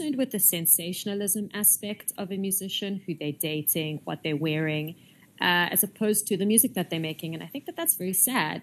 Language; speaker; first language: English; native; English